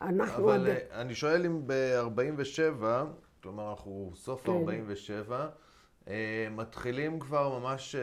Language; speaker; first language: Hebrew; native; Hebrew